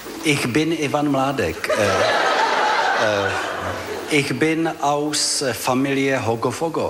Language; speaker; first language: German; non-native, fluent; Czech